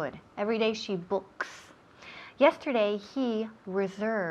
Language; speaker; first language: English; non-native, fluent; Spanish